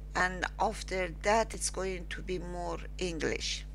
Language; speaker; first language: English; non-native, learner; Persian